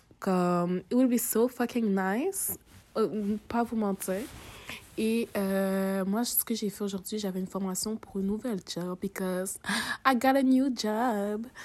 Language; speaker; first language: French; early bilingual, other home language; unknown